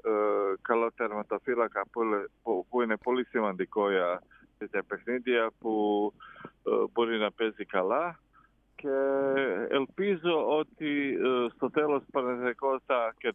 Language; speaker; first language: Greek; non-native, fluent; Croatian